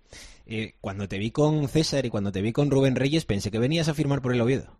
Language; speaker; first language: Spanish; native; Spanish